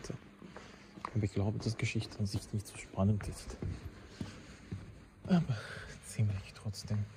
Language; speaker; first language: German; non-native, fluent; Czech